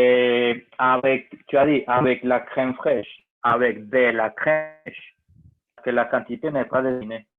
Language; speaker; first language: French; non-native, fluent; Spanish